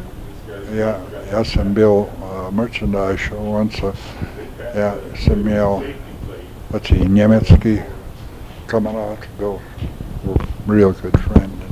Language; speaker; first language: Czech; early bilingual, heritage; Czech